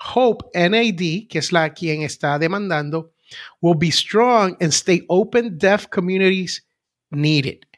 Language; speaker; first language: Spanish; early bilingual, heritage; Spanish